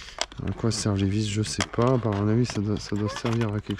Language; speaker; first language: French; native; French